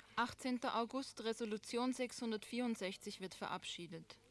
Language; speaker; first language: German; native; German